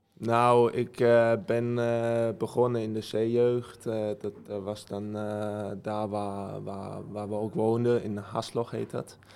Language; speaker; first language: Dutch; early bilingual, heritage; Dutch